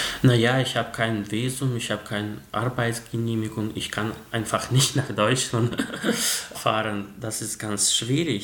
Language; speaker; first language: German; non-native, fluent; Russian